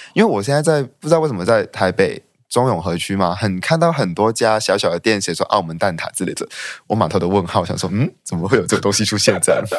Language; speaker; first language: Chinese; non-native, local second language; Cantonese